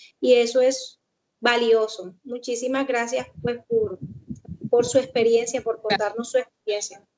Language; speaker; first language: Spanish; native; Spanish